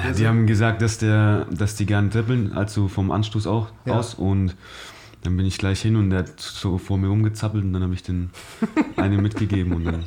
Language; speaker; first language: German; native; German